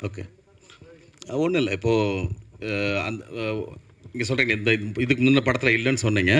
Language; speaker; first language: Tamil; native; Tamil